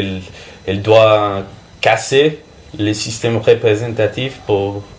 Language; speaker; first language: French; non-native, fluent; Spanish